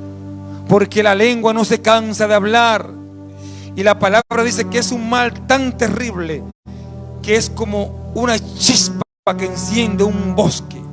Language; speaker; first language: Spanish; native; Spanish